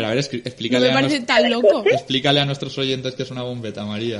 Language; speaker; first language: Spanish; native; Spanish